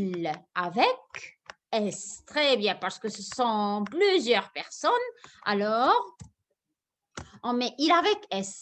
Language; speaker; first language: French; non-native, fluent; Arabic